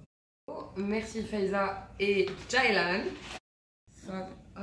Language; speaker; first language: French; non-native, local second language; Arabic